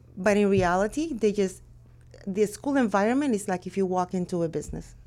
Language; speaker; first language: English; early bilingual, other home language; Spanish